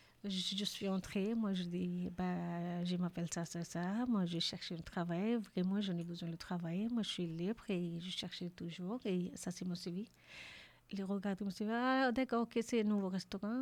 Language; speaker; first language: French; non-native, learner; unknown